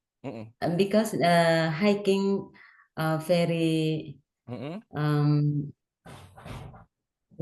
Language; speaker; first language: English; non-native, learner; Indonesian